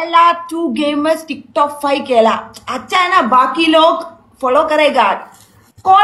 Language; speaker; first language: Hindi; non-native, learner; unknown